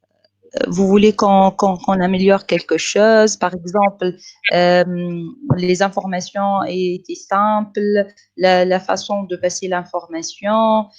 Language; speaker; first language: French; non-native, local second language; Arabic